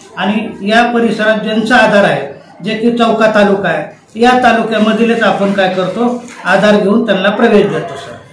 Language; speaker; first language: Marathi; native; Marathi